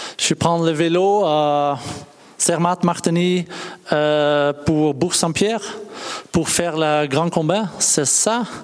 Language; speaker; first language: French; non-native, learner; Dutch